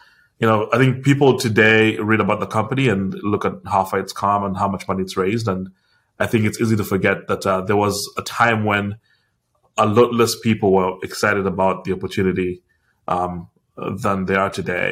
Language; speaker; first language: English; non-native, local second language; Ganda